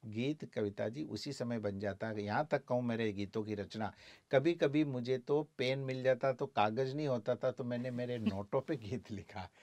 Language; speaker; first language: Hindi; native; Hindi